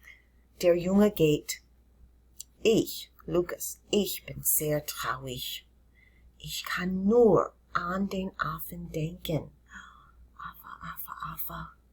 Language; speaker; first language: German; non-native, fluent; English